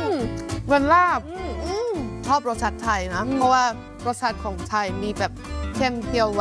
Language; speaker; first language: Thai; non-native, fluent; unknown